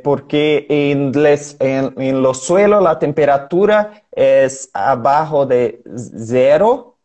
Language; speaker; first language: Spanish; non-native, learner; Portuguese